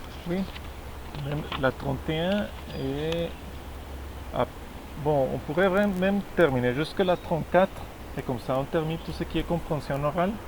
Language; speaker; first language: French; non-native, fluent; Spanish